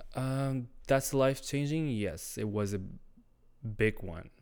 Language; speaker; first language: English; non-native, learner; Arabic